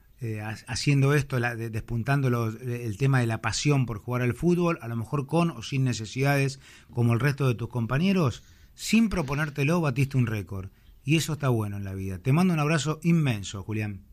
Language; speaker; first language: Spanish; native; Spanish